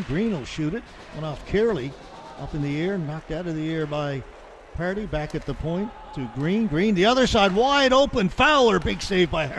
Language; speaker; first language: English; native; English